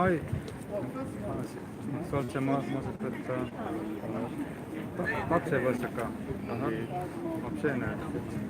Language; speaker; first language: Russian; non-native, learner; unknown